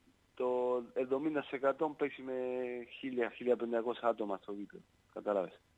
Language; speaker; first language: Greek; non-native, learner; Spanish